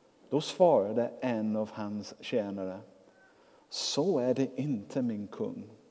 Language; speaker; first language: Swedish; non-native, fluent; English